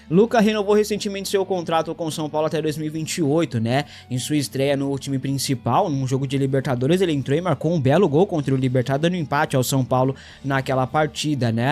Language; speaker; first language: Portuguese; native; Portuguese